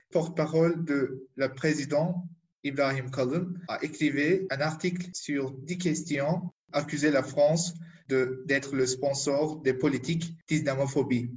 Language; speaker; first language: French; non-native, fluent; Turkish